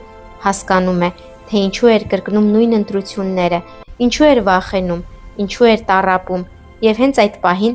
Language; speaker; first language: Armenian; native; Armenian